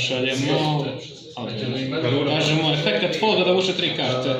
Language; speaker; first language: Bosnian; native; Bosnian